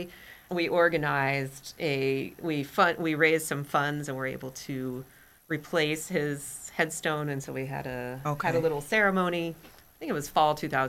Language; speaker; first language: English; native; English